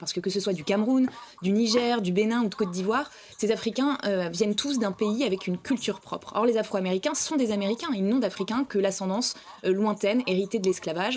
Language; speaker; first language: French; native; French